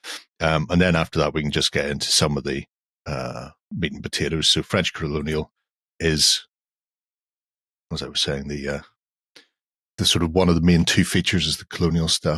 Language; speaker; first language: English; native; English